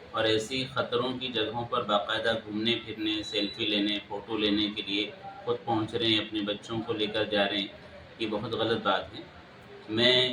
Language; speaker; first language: Urdu; native; Urdu